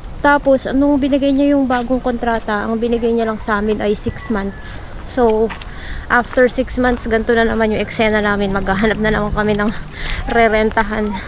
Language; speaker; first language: Filipino; native; Filipino